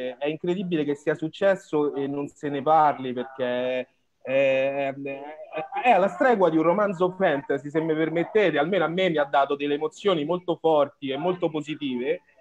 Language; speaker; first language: Italian; early bilingual, other home language; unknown